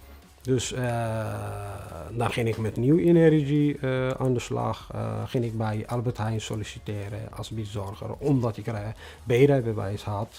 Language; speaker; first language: Dutch; non-native, fluent; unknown